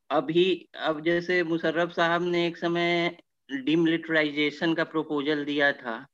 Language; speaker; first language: Hindi; native; Hindi